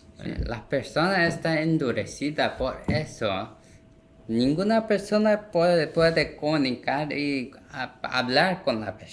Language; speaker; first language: Spanish; non-native, learner; Korean